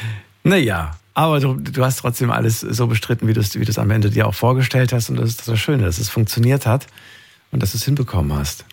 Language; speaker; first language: German; native; German